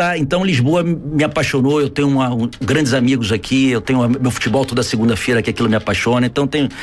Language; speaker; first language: Portuguese; native; Portuguese